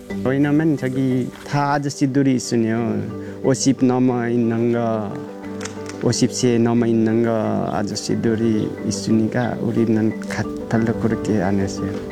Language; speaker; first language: Korean; non-native, learner; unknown